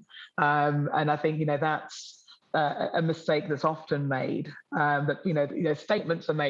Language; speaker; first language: English; native; English